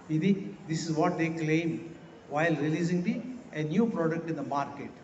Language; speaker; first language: English; non-native, local second language; Telugu